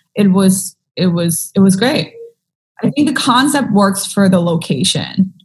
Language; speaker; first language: English; early bilingual, other home language; Thai